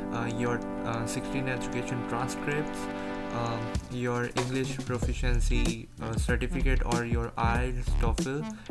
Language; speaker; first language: English; non-native, local second language; Urdu